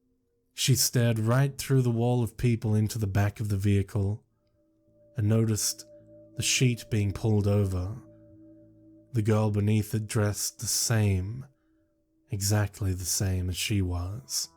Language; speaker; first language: English; native; English